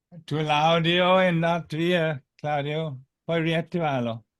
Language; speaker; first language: Italian; non-native, fluent; English